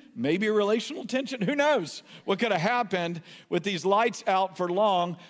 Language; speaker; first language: English; native; English